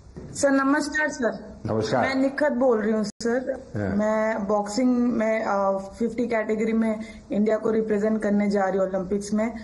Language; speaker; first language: Hindi; native; Hindi